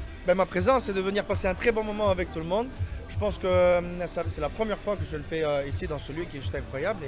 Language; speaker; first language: French; native; French